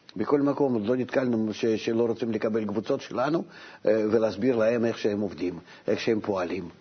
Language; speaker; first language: Hebrew; non-native, fluent; Russian